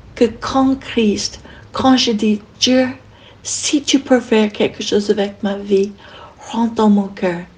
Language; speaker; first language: French; non-native, fluent; English